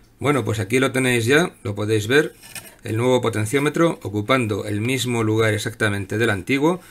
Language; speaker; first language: Spanish; native; Spanish